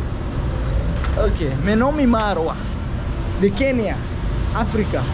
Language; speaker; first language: Portuguese; non-native, learner; Swahili